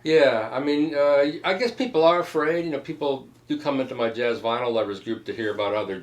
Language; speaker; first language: English; native; English